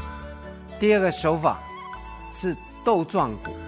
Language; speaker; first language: Chinese; native; Chinese